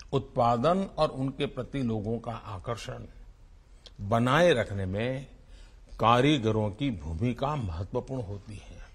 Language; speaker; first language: Hindi; non-native, local second language; Gujarati